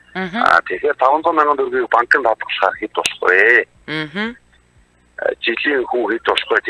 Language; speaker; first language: Mongolian; native; Mongolian